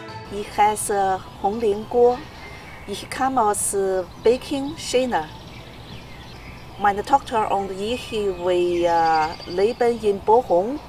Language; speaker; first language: German; non-native, learner; Chinese